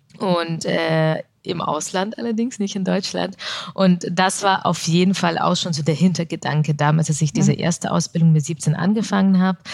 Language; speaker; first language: German; early bilingual, other home language; Russian